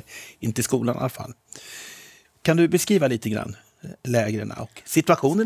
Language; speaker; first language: Swedish; native; Swedish